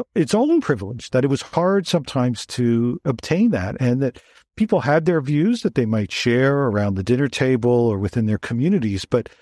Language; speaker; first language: English; native; English